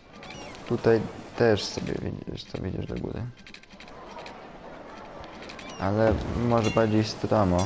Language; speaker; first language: Polish; native; Polish